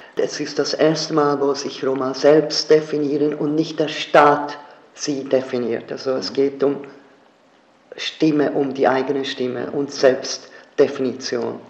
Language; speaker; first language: German; non-native, fluent; Hungarian